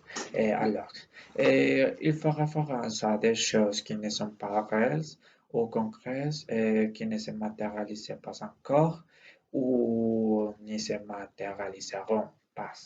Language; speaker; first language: French; non-native, learner; Spanish